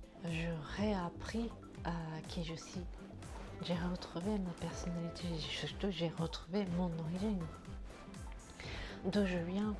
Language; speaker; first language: French; non-native, fluent; Japanese